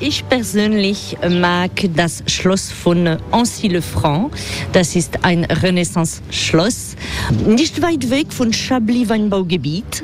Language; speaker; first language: German; non-native, learner; French